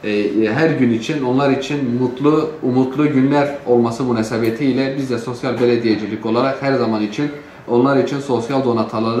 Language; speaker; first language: Turkish; native; Turkish